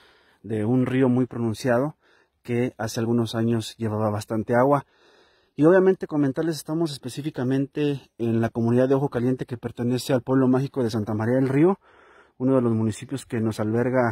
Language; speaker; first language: Spanish; native; Spanish